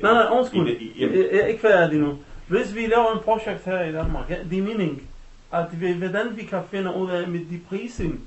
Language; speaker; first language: Danish; non-native, learner; Arabic